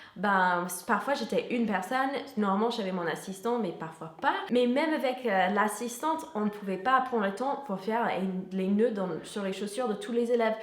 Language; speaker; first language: French; non-native, fluent; English